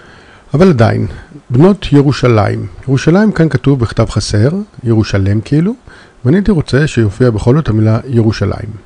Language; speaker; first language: Hebrew; native; Hebrew